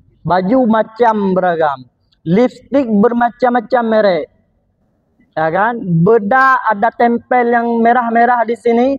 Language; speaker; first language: Malay; non-native, local second language; Achinese